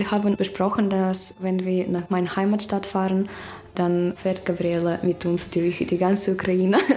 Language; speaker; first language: German; non-native, learner; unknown